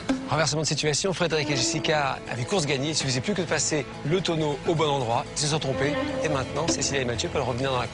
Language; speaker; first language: French; native; French